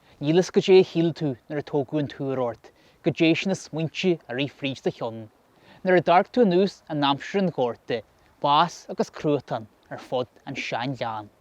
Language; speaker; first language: Irish; native; Irish